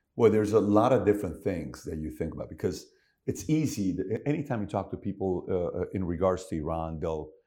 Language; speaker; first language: English; early bilingual, other home language; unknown